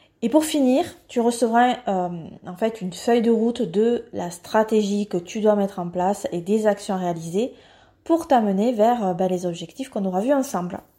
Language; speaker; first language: French; native; French